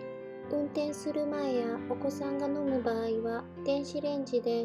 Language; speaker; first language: Japanese; native; Japanese